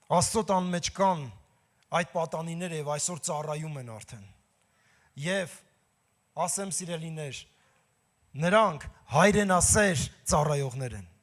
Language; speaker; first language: Armenian; native; Armenian